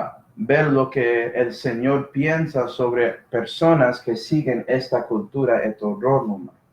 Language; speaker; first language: Spanish; early bilingual, heritage; Spanish